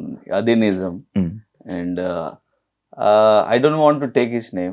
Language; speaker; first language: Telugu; non-native, learner; Hindi